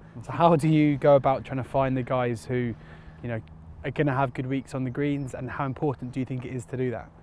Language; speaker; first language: English; native; English